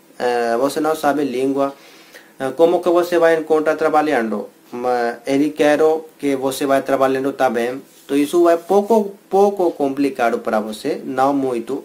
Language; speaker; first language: Portuguese; non-native, learner; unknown